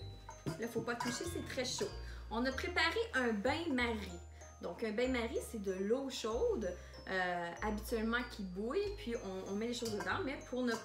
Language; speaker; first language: French; native; French